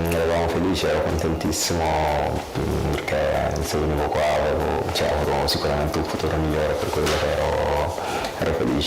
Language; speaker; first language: Italian; non-native, fluent; Arabic